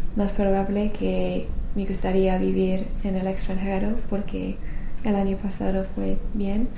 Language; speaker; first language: Spanish; non-native, learner; English